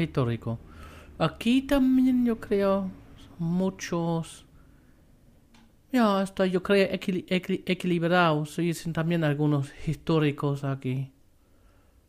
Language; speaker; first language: Spanish; non-native, fluent; German